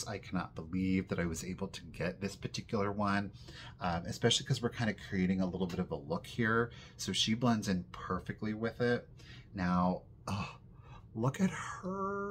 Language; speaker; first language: English; native; English